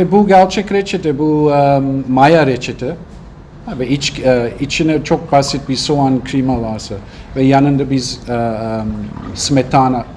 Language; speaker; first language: Turkish; non-native, learner; Russian